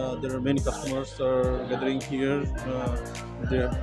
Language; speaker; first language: English; non-native, learner; Bangla